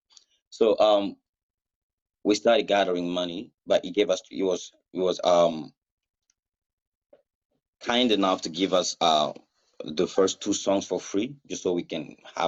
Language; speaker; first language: English; non-native, fluent; Mossi